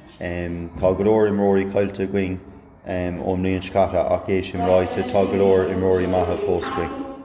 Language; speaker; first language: Irish; non-native, local second language; English